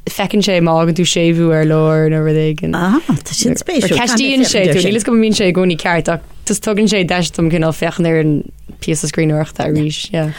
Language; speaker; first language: Irish; non-native, local second language; English